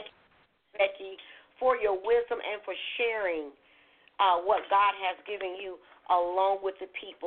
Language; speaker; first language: English; native; English